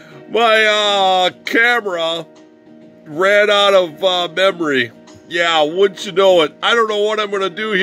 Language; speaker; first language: English; native; English